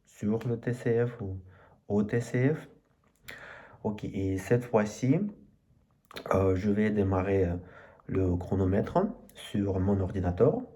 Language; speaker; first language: French; non-native, learner; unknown